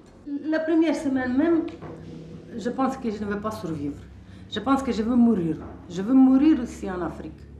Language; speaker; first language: French; non-native, fluent; Russian